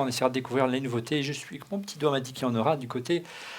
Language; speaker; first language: French; native; French